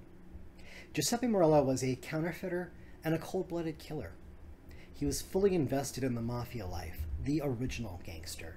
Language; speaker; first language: English; native; English